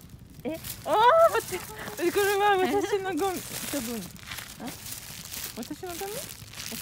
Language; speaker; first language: Japanese; non-native, learner; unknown